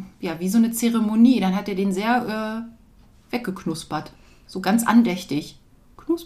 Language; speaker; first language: German; native; German